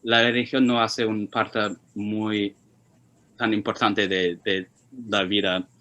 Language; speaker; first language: Spanish; non-native, fluent; Chinese